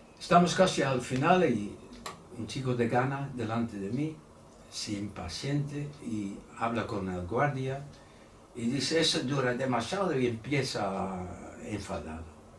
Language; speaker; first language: Spanish; non-native, fluent; Dutch